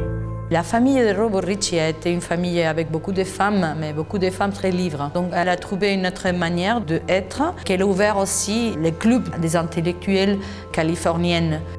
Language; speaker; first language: French; non-native, fluent; Spanish